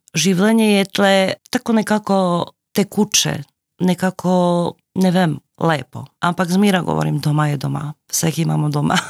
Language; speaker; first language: Slovenian; non-native, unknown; Slovak